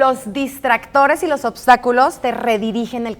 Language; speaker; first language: Spanish; native; Spanish